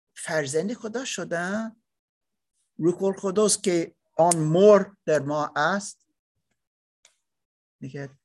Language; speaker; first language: Persian; non-native, learner; German